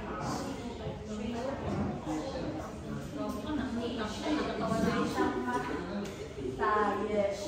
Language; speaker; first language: Chinese; non-native, learner; Filipino